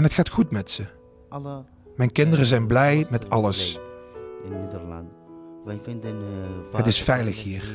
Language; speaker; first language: Dutch; non-native, learner; Arabic